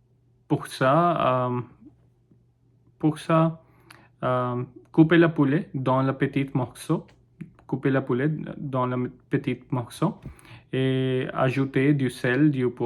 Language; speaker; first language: French; non-native, learner; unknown